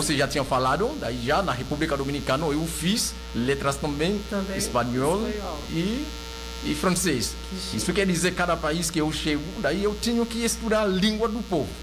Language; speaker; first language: Portuguese; non-native, local second language; Haitian Creole